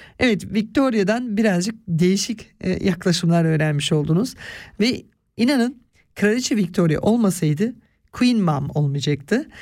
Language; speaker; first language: Turkish; early bilingual, other home language; Swiss German